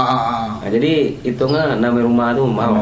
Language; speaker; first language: Malay; native; Malay